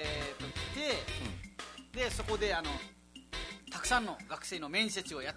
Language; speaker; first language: Japanese; non-native, fluent; Nepali